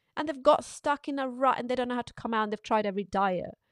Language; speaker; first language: English; non-native, local second language; Urdu